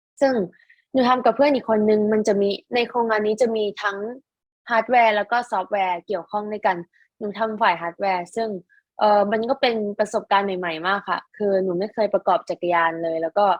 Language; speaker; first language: Thai; native; Thai